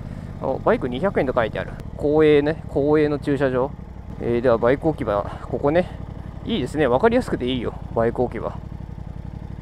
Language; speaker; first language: Japanese; native; Japanese